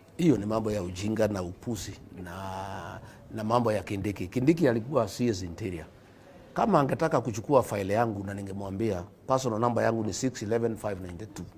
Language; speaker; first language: Swahili; non-native, local second language; Kikuyu